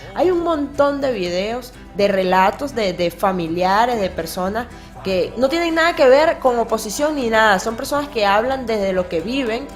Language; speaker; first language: Spanish; native; Spanish